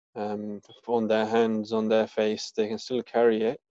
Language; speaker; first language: English; early bilingual, other home language; Punjabi